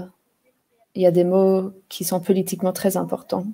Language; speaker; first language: French; non-native, fluent; English